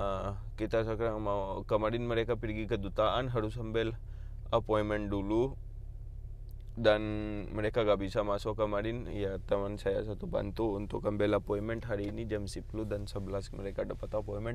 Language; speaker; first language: Indonesian; non-native, fluent; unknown